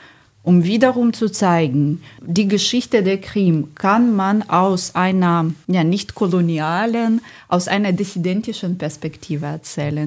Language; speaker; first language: German; non-native, fluent; Ukrainian